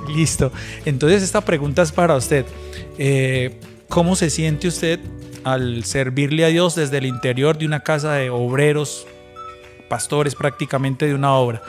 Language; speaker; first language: Spanish; native; Spanish